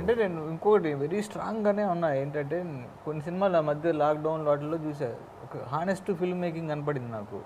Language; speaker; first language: Telugu; native; Telugu